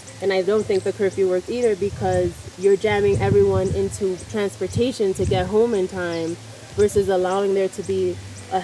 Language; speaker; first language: English; native; English